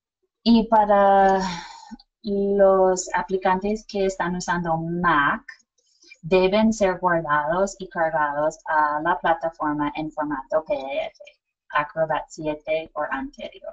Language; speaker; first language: Spanish; non-native, fluent; English